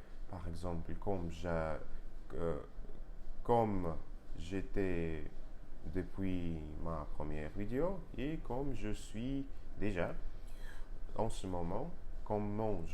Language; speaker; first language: French; non-native, learner; Russian